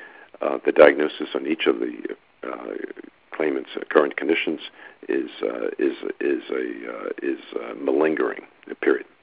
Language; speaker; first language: English; native; English